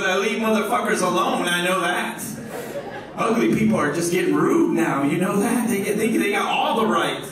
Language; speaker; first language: English; native; English